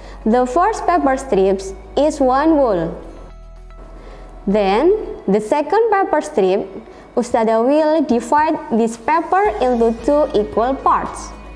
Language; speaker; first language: English; non-native, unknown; Indonesian